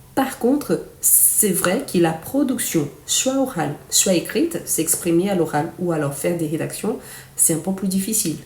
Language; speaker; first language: French; non-native, fluent; Portuguese